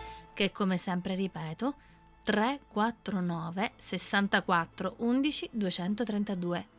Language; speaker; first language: Italian; native; Italian